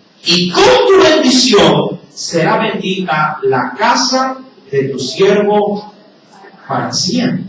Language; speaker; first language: Spanish; native; Spanish